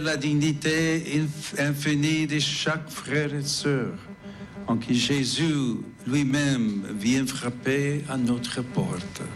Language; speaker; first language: French; non-native, fluent; English